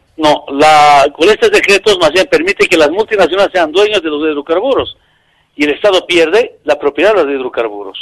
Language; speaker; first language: Spanish; native; Spanish